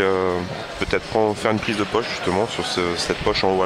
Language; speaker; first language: French; native; French